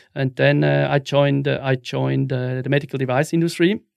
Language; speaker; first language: English; non-native, fluent; German